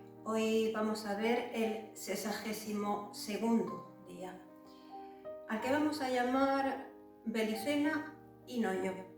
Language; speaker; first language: Spanish; native; Spanish